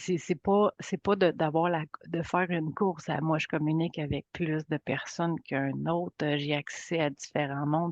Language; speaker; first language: French; native; French